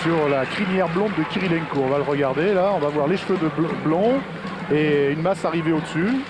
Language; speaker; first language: French; native; French